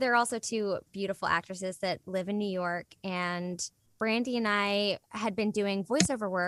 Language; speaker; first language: English; native; English